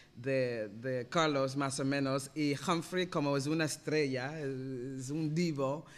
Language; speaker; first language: Spanish; non-native, fluent; English